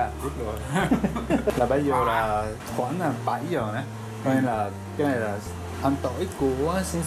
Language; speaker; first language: Vietnamese; non-native, learner; Japanese